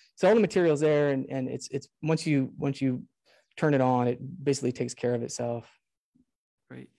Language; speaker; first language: English; native; English